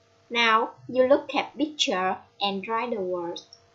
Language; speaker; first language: English; non-native, fluent; Vietnamese